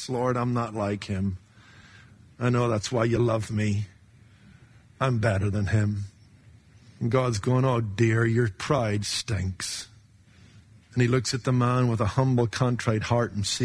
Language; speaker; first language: English; native; English